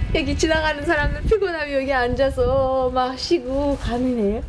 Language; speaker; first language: Korean; non-native, fluent; Uzbek